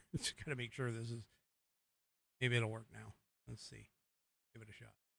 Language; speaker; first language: English; native; English